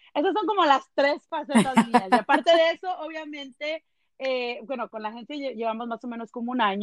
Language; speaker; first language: Spanish; early bilingual, heritage; Spanish